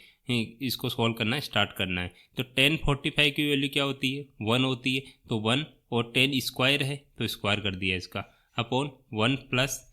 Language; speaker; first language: Hindi; native; Hindi